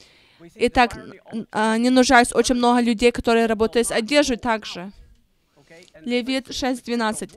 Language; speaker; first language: Russian; non-native, fluent; English